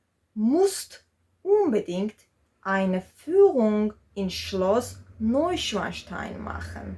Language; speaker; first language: German; non-native, fluent; Georgian